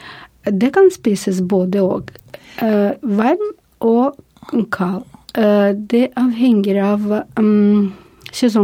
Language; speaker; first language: Norwegian; non-native, fluent; Russian